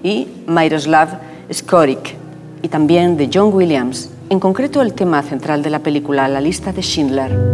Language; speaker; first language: Spanish; native; Spanish